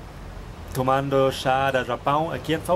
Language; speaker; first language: Portuguese; non-native, fluent; German